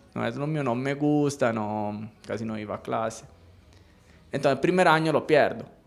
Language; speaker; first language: Spanish; non-native, fluent; Italian